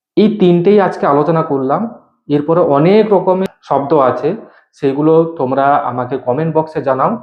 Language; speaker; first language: Bangla; non-native, local second language; Santali